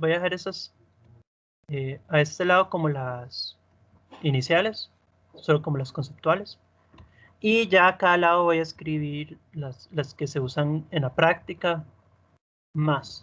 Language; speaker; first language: Spanish; native; Spanish